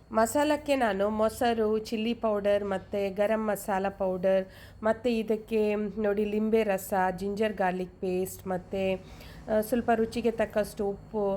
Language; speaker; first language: Kannada; non-native, local second language; Konkani